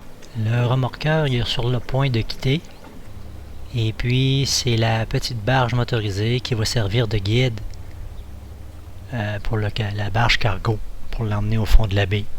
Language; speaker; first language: French; native; French